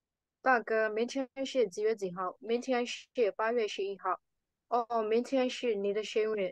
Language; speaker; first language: Chinese; non-native, learner; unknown